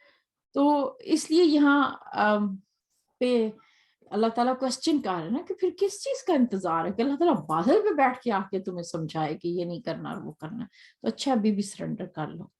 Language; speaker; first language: Urdu; native; Urdu